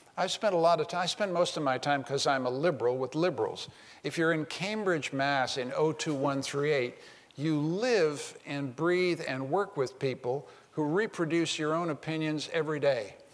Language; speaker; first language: English; native; English